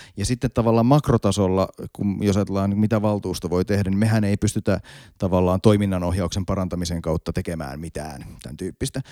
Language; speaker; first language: Finnish; native; Finnish